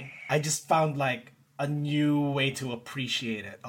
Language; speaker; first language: English; non-native, local second language; Filipino